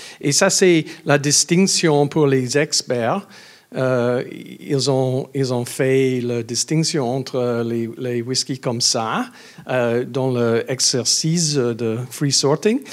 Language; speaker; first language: French; non-native, learner; English